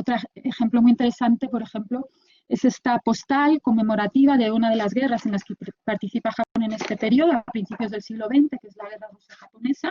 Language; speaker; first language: Spanish; native; Spanish